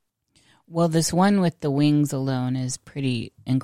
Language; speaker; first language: English; native; English